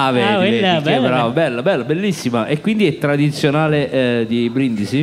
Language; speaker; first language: Italian; native; Italian